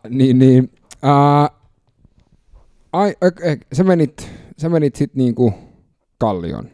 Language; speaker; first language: Finnish; native; Finnish